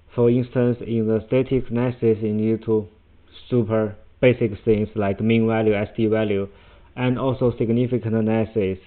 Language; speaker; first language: English; non-native, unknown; Chinese